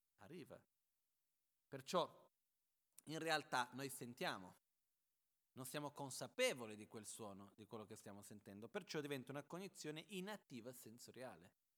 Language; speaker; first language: Italian; non-native, fluent; Portuguese